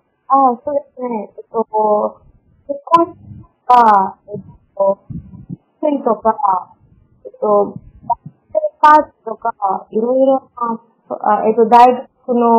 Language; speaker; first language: Japanese; non-native, learner; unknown